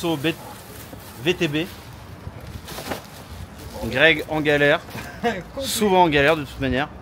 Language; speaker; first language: French; native; French